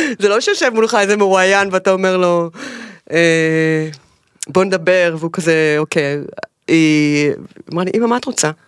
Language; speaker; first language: Hebrew; native; Hebrew